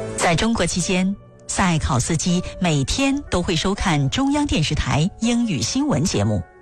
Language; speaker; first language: Chinese; native; Chinese